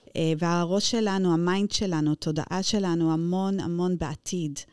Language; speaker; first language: Hebrew; non-native, fluent; English